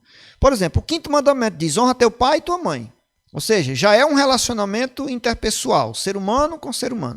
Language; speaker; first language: Portuguese; native; Portuguese